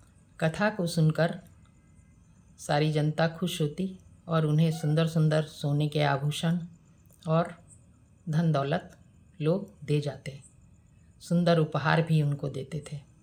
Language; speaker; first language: Hindi; native; Hindi